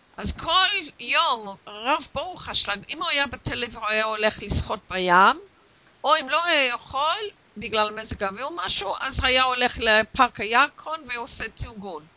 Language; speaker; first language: Hebrew; non-native, fluent; English